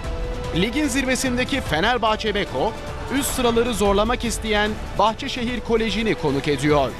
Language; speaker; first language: Turkish; native; Turkish